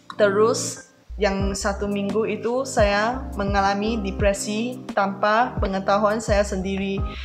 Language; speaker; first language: Indonesian; non-native, fluent; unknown